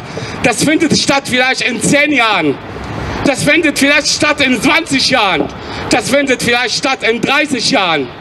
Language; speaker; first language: German; non-native, fluent; Arabic